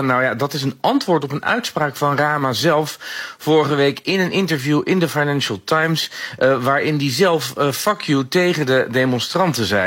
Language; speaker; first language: Dutch; native; Dutch